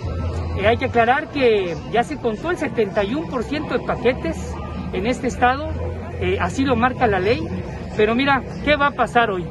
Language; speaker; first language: Spanish; native; Spanish